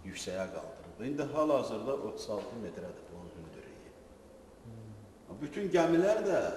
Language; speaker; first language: Azerbaijani; native; Azerbaijani